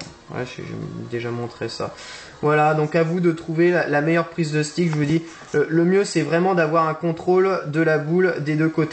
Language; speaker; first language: French; native; French